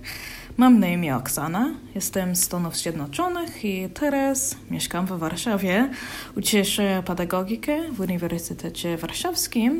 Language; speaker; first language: Polish; non-native, learner; English